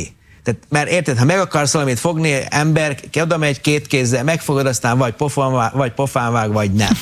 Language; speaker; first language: Hungarian; native; Hungarian